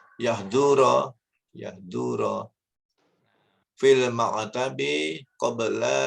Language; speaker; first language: Arabic; non-native, learner; Indonesian